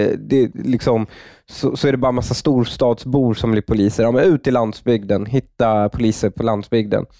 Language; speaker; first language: Swedish; native; Swedish